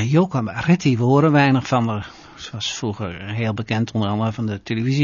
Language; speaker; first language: Dutch; native; Dutch